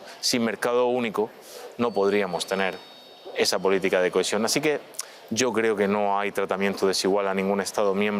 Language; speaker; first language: Spanish; native; Spanish